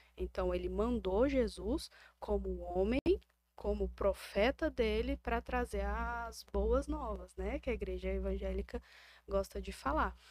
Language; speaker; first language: Portuguese; native; Portuguese